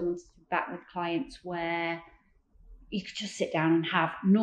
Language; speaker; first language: English; native; English